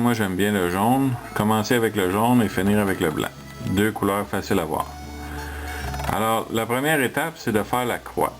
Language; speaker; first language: French; native; French